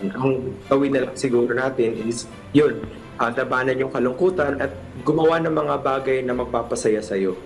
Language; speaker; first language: Filipino; non-native, local second language; Cebuano